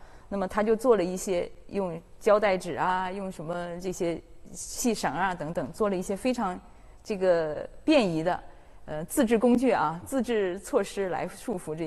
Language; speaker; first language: Chinese; native; Chinese